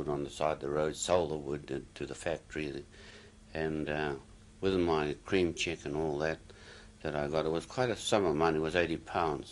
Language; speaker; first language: English; native; English